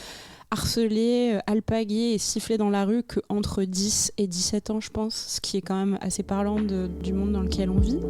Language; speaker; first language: French; native; French